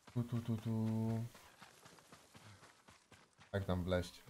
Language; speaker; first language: Polish; native; Polish